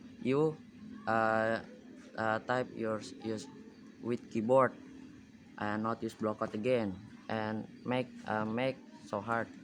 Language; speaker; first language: English; non-native, learner; Indonesian